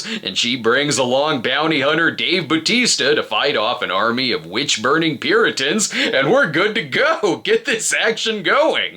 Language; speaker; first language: English; native; English